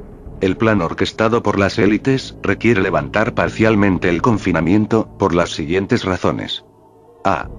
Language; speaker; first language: Spanish; native; Spanish